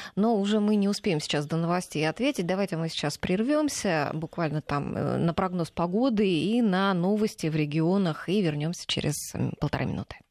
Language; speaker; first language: Russian; native; Russian